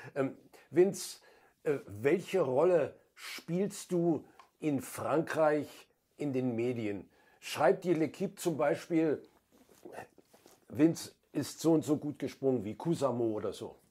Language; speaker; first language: German; native; German